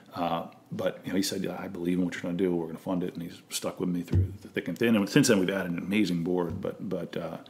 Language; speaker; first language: English; native; English